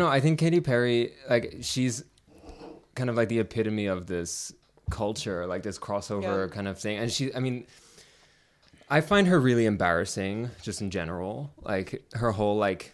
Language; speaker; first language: English; native; English